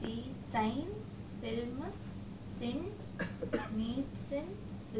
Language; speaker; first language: German; non-native, learner; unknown